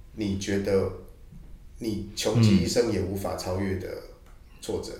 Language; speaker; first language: Chinese; native; Chinese